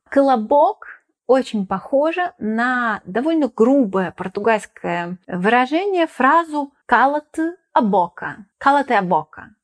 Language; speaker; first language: Russian; native; Russian